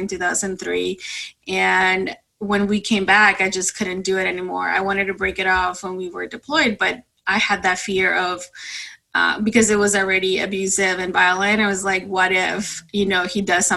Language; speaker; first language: English; non-native, fluent; Spanish